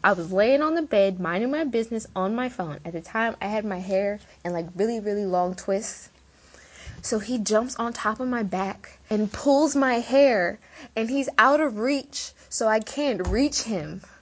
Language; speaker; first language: English; native; English